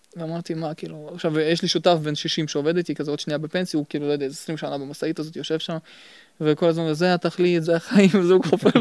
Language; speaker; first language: Hebrew; early bilingual, other home language; Russian